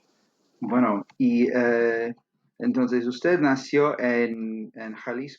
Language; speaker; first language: Spanish; non-native, fluent; English